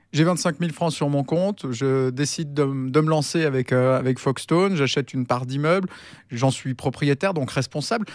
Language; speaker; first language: French; native; French